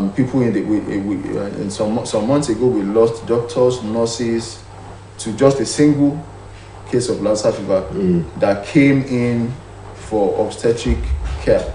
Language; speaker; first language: English; non-native, local second language; Yoruba